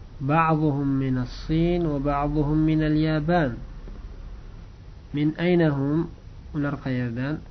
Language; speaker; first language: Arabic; non-native, fluent; Uzbek